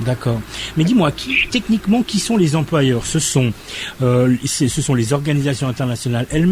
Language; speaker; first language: French; native; French